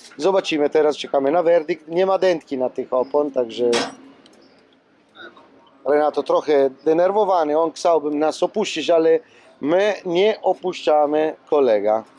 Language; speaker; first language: Polish; non-native, learner; Italian